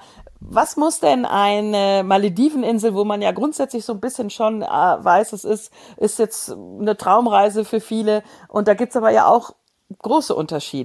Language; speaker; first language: German; native; German